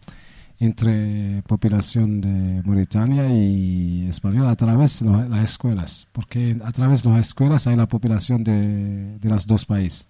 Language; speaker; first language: Spanish; non-native, learner; Arabic